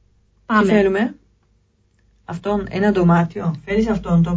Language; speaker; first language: Greek; non-native, learner; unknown